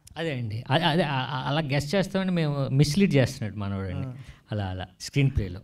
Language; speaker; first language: Telugu; native; Telugu